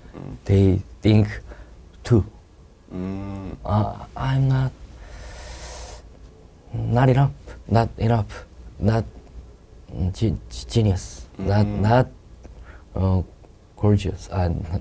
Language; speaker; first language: English; non-native, learner; Korean